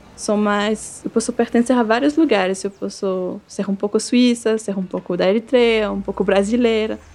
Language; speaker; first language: Portuguese; non-native, fluent; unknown